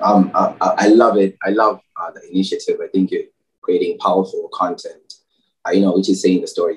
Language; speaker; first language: English; non-native, local second language; North Ndebele